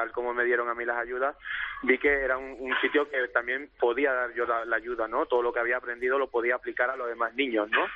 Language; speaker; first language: Spanish; native; Spanish